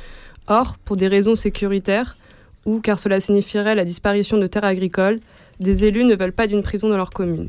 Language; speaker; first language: French; native; French